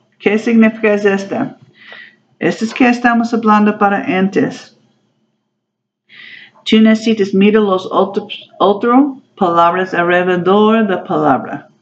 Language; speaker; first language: Spanish; non-native, learner; English